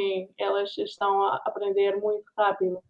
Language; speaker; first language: Portuguese; non-native, learner; English